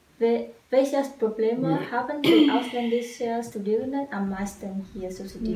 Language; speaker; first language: German; non-native, fluent; Vietnamese